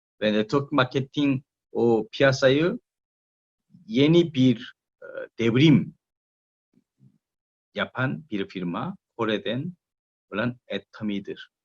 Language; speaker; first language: Turkish; non-native, learner; Korean